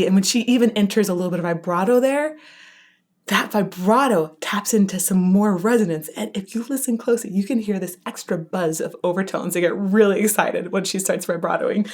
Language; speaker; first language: English; native; English